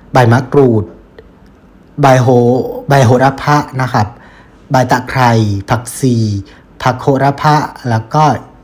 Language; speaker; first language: Thai; non-native, fluent; Vietnamese